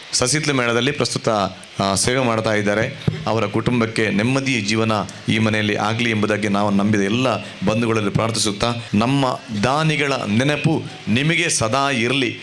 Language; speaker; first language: Kannada; non-native, local second language; Tulu